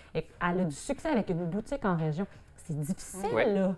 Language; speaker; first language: French; native; French